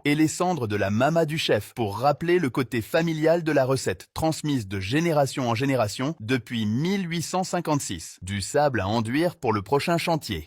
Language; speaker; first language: French; native; French